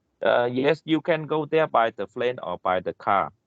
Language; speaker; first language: English; non-native, learner; Vietnamese